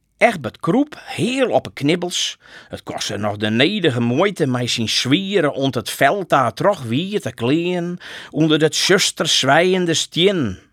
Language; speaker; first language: Dutch; native; Dutch